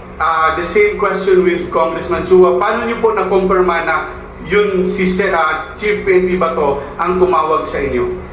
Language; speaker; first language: Filipino; non-native, local second language; Cebuano